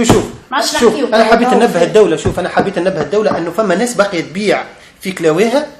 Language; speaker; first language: Arabic; native; Arabic